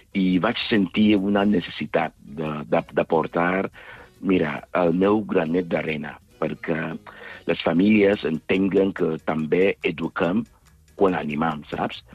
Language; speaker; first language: Catalan; non-native, fluent; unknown